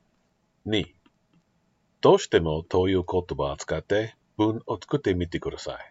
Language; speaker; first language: Japanese; non-native, learner; English